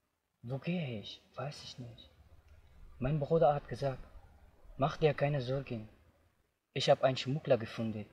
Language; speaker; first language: German; non-native, learner; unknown